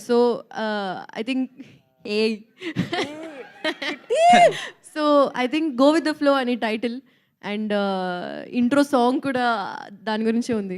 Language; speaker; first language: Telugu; non-native, local second language; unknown